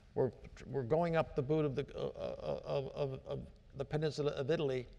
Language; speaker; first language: English; native; English